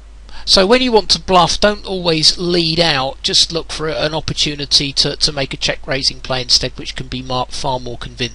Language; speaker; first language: English; native; English